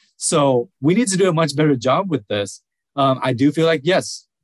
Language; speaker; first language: English; early bilingual, other home language; Vietnamese